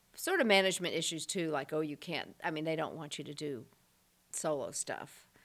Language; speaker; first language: English; native; English